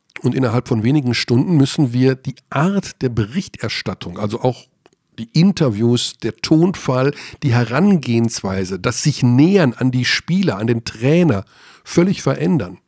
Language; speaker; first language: German; native; German